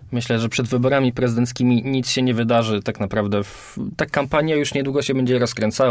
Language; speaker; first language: Polish; native; Polish